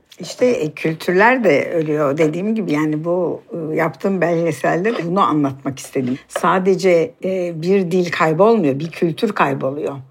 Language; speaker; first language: Turkish; native; Turkish